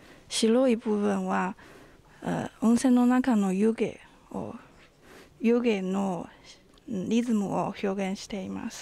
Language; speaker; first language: Japanese; non-native, learner; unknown